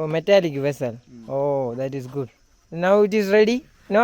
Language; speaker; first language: English; non-native, learner; Malayalam